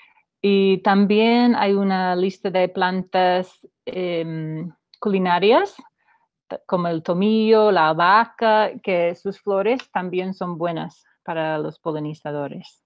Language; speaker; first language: Spanish; non-native, fluent; English